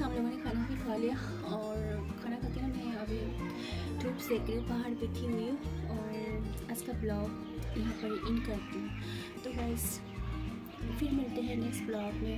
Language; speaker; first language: Hindi; non-native, local second language; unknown